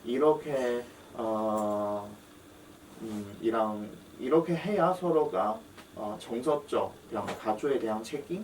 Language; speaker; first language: Korean; non-native, fluent; Chinese